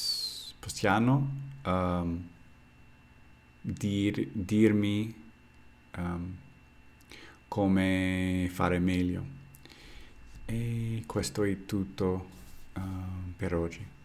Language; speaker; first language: Italian; non-native, learner; English